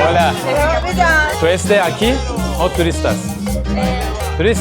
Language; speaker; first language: Spanish; non-native, learner; Turkish